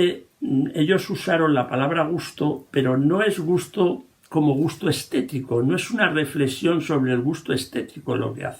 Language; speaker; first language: Spanish; native; Spanish